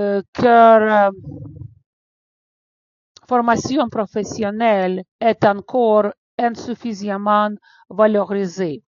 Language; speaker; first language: French; non-native, fluent; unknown